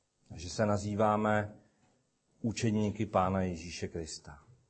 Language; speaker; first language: Czech; native; Czech